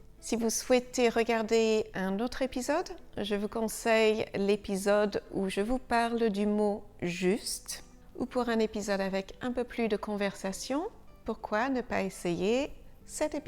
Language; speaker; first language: French; native; French